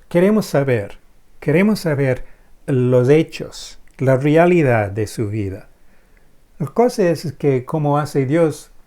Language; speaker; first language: Spanish; non-native, fluent; English